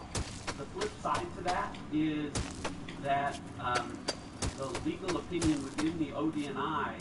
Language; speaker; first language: English; native; English